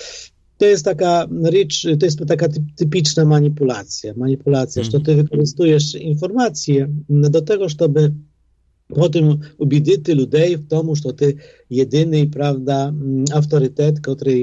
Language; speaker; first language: Polish; non-native, fluent; Ukrainian